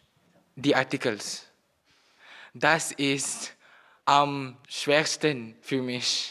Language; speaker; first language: German; non-native, learner; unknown